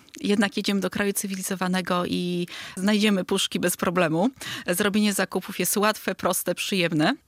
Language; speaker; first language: Polish; native; Polish